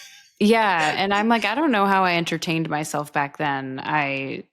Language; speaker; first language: English; native; English